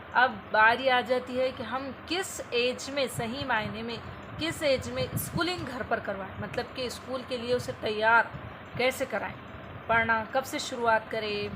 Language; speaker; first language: Urdu; native; Urdu